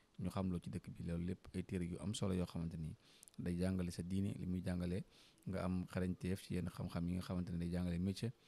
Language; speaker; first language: Wolof; native; Wolof